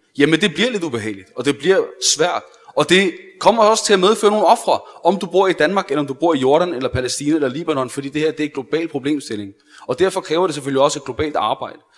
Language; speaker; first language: Danish; early bilingual, other home language; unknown